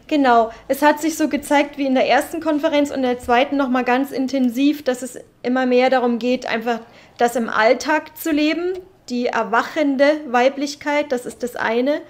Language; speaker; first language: German; native; German